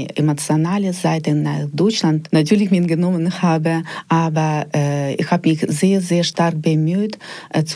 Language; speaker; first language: German; non-native, fluent; Ukrainian